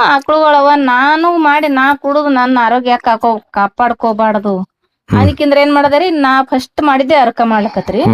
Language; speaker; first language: Kannada; native; Kannada